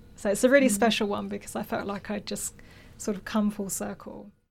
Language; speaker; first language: English; native; English